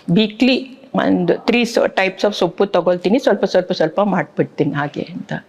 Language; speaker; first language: Kannada; non-native, local second language; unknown